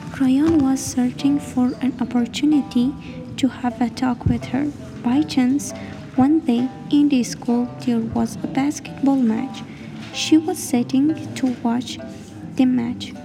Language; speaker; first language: English; non-native, learner; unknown